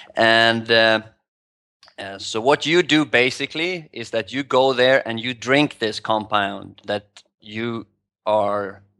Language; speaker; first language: English; non-native, fluent; Swedish